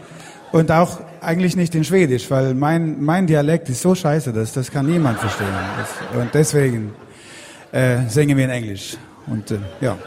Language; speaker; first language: German; non-native, fluent; Swedish